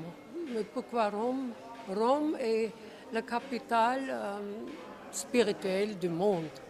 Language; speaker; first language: French; non-native, fluent; Czech